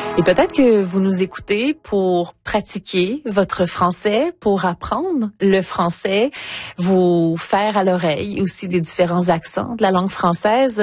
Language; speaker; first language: French; native; French